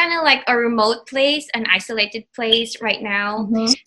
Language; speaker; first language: English; non-native, local second language; Filipino